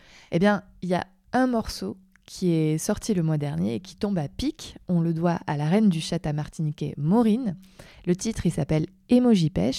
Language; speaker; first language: French; native; French